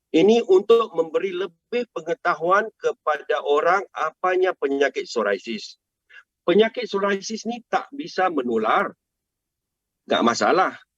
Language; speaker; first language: Malay; non-native, local second language; Chinese